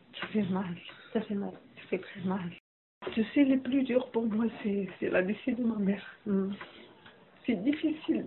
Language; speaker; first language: French; non-native, learner; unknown